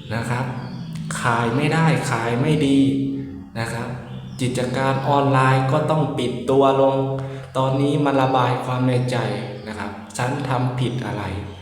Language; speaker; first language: Thai; native; Thai